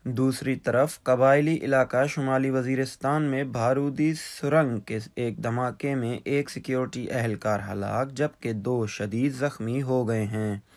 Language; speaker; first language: Urdu; non-native, local second language; Baluchi